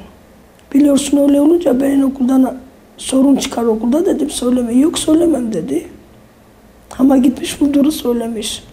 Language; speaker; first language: Turkish; non-native, fluent; Armenian